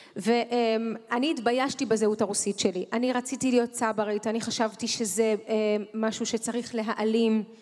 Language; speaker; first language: Hebrew; early bilingual, other home language; Russian